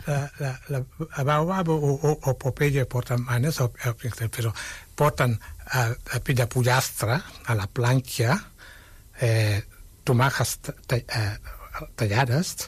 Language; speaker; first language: Catalan; non-native, fluent; Wolof